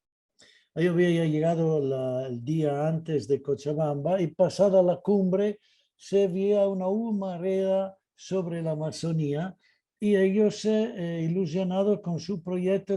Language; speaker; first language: Spanish; non-native, fluent; Italian